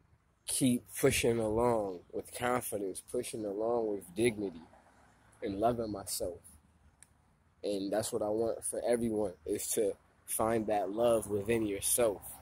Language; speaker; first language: English; native; English